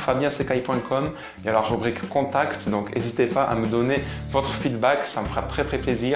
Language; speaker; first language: French; native; French